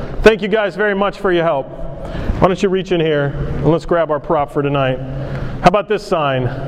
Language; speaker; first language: English; native; English